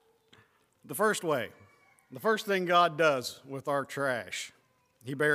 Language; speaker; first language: English; native; English